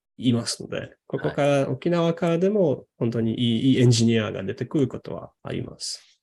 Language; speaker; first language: Japanese; non-native, fluent; Polish